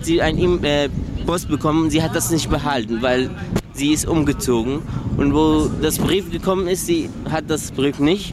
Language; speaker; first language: German; early bilingual, other home language; Arabic